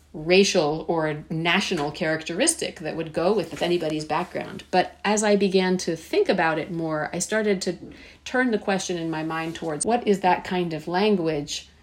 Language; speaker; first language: English; early bilingual, heritage; Persian